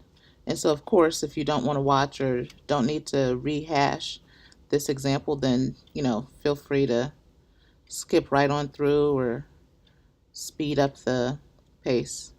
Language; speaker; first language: English; native; English